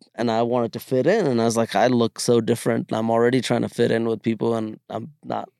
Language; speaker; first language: English; early bilingual, other home language; Malayalam